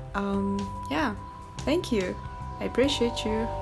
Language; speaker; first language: English; non-native, fluent; Kazakh